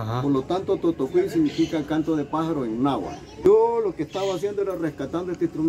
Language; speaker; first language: Spanish; native; Spanish